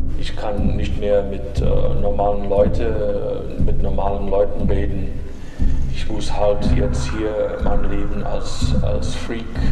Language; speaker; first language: German; non-native, fluent; English